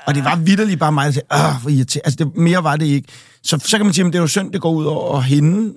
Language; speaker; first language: Danish; native; Danish